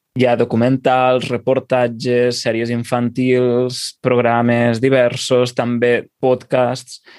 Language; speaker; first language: Catalan; native; Catalan